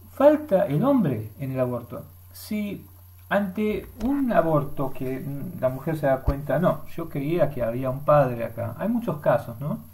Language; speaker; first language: Spanish; early bilingual, heritage; Spanish